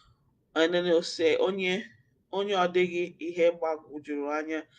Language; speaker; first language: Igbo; non-native, learner; English